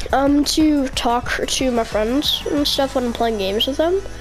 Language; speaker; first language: English; native; English